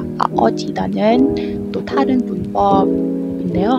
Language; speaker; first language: Korean; non-native, learner; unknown